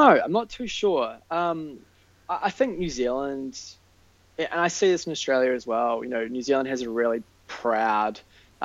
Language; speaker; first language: English; native; English